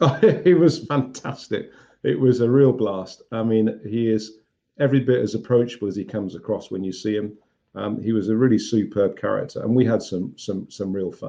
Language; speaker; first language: English; native; English